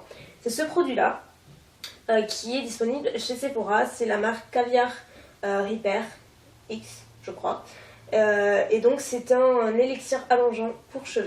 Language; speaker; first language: French; native; French